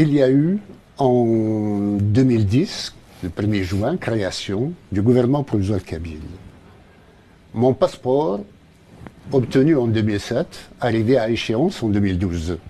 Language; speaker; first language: French; non-native, local second language; Kabyle